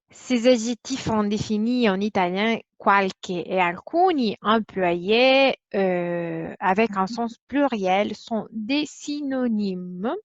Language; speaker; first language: French; non-native, fluent; Italian